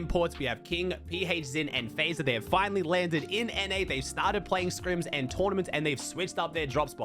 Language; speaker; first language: English; native; English